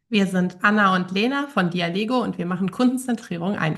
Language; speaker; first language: German; native; German